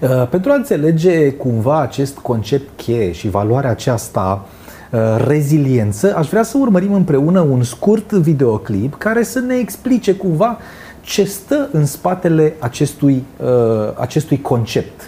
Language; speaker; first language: Romanian; native; Romanian